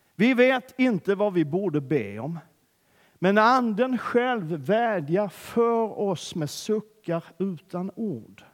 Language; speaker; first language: Swedish; native; Swedish